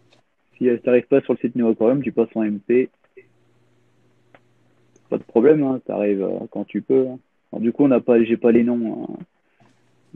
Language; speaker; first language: French; native; French